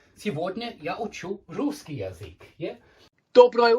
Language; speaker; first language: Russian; non-native, learner; English